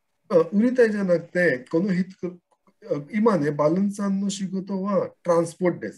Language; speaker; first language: Japanese; non-native, learner; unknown